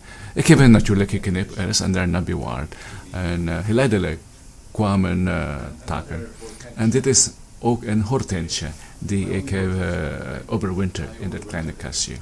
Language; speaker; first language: Dutch; non-native, learner; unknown